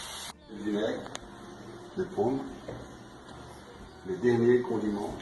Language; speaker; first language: French; non-native, learner; Portuguese